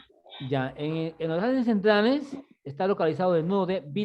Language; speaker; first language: Spanish; native; Spanish